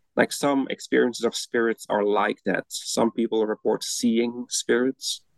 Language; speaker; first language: English; non-native, fluent; Dutch